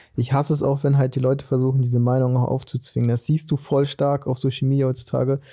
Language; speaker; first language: German; early bilingual, other home language; Portuguese